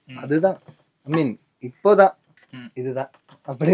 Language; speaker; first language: Tamil; non-native, learner; Malayalam